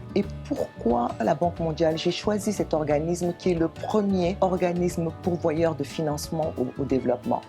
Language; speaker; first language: French; non-native, local second language; Wolof